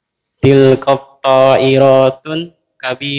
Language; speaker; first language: Arabic; non-native, learner; Indonesian